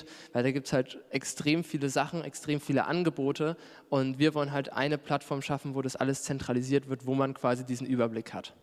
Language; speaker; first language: German; native; German